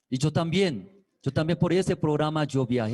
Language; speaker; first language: Spanish; non-native, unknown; Korean